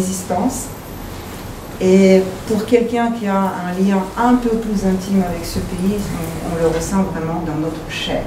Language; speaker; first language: French; non-native, fluent; Ukrainian